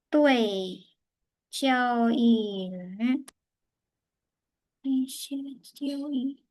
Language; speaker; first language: Chinese; non-native, fluent; Khmer